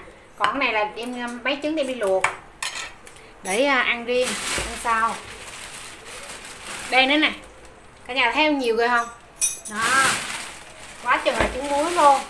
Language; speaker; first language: Vietnamese; native; Vietnamese